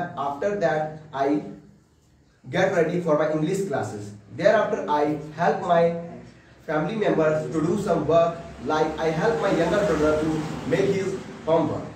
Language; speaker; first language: English; non-native, learner; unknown